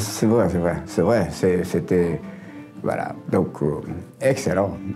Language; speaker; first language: French; non-native, learner; Japanese